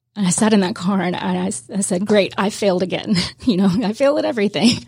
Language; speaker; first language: English; native; English